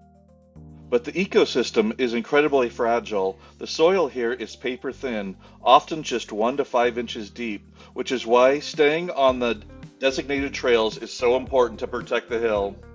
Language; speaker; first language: English; native; English